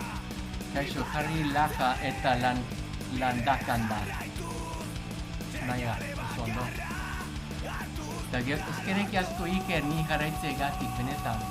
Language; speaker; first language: Basque; non-native, learner; English